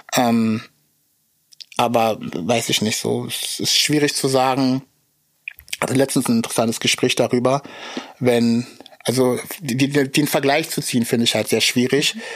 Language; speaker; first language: German; early bilingual, other home language; Russian